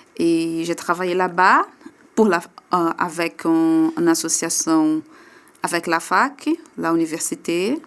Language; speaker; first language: French; non-native, learner; Portuguese